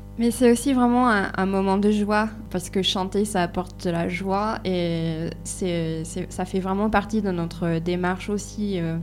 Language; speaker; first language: French; non-native, fluent; English